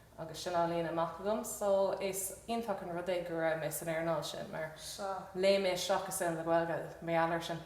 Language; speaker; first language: Irish; non-native, local second language; English